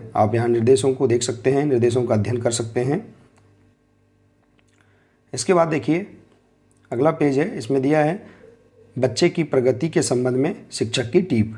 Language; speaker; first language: Hindi; native; Hindi